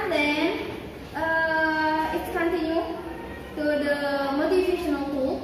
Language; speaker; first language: English; non-native, learner; Indonesian